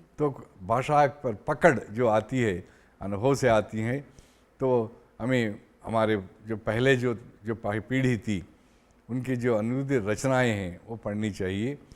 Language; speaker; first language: Hindi; non-native, local second language; Telugu